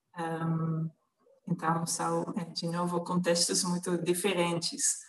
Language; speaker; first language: Portuguese; non-native, fluent; Dutch